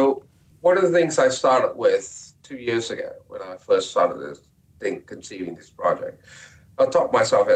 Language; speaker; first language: English; non-native, local second language; Punjabi